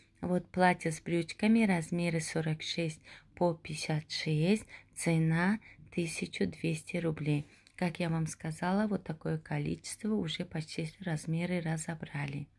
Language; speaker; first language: Russian; non-native, local second language; Tajik